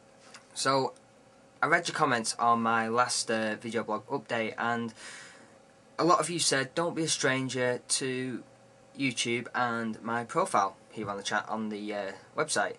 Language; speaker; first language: English; native; English